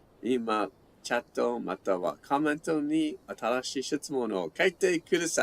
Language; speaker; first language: Japanese; non-native, learner; English